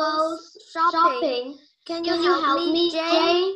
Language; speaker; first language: English; non-native, learner; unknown